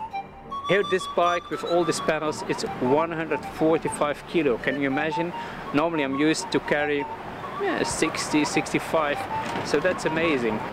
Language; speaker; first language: English; non-native, fluent; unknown